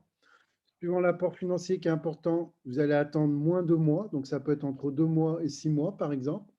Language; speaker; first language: French; native; French